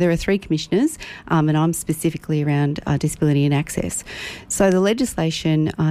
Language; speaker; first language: English; native; English